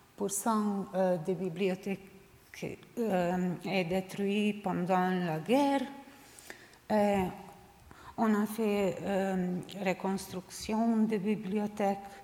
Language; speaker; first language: French; non-native, learner; Serbian